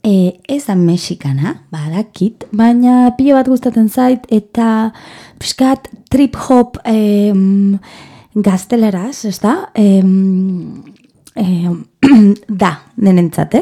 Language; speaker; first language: Basque; non-native, learner; Spanish